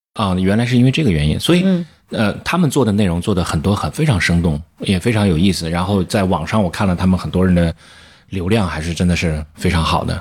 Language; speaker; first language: Chinese; native; Chinese